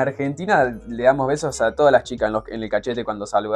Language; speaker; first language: Spanish; native; Spanish